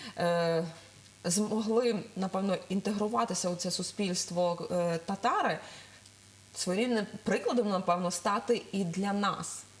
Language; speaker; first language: Ukrainian; native; Ukrainian